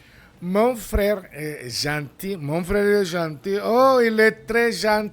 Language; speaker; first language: French; non-native, fluent; Spanish